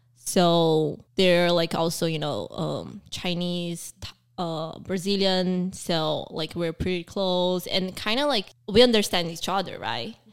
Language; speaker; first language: English; early bilingual, other home language; Portuguese